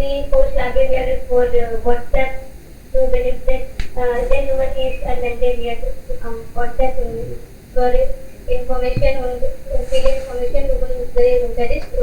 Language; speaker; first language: German; non-native, learner; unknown